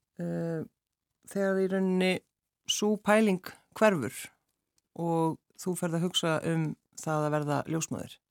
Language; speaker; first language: Icelandic; native; Icelandic